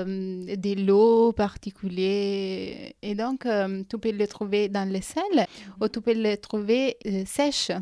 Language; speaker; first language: French; non-native, fluent; Italian